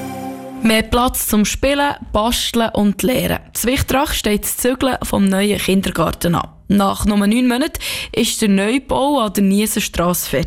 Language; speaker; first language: German; native; German